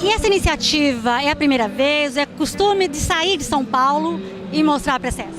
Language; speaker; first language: Portuguese; native; Portuguese